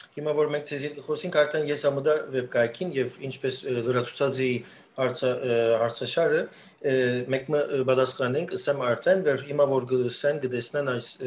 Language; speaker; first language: Armenian; early bilingual, heritage; Armenian